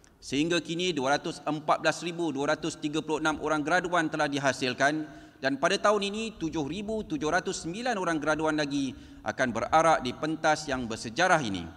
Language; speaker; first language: Malay; native; Malay